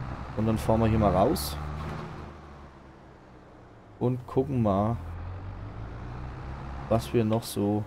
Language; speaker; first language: German; native; German